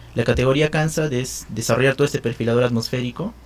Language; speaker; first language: Spanish; native; Spanish